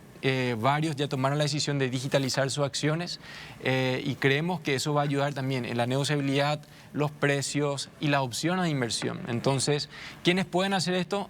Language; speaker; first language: Spanish; native; Spanish